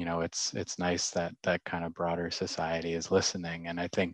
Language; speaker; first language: English; native; English